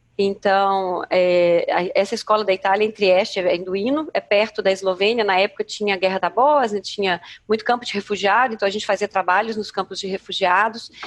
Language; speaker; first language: Portuguese; native; Portuguese